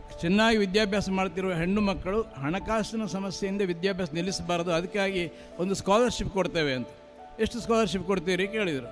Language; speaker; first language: Kannada; non-native, local second language; Marathi